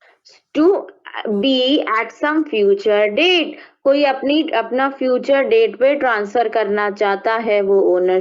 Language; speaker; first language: Hindi; native; Hindi